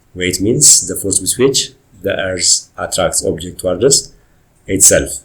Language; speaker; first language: English; non-native, local second language; Amharic